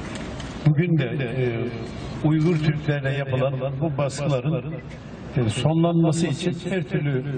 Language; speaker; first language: Turkish; native; Turkish